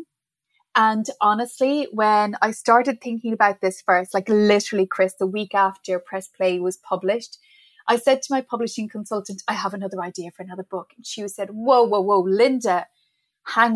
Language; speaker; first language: English; native; English